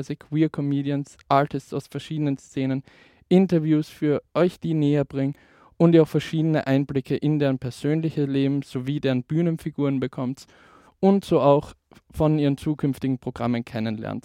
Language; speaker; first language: German; native; German